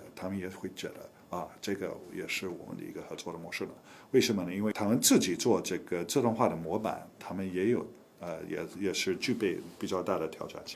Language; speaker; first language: Chinese; non-native, fluent; English